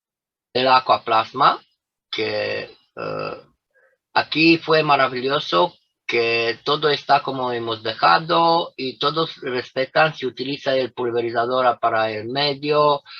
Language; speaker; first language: Spanish; non-native, fluent; Romanian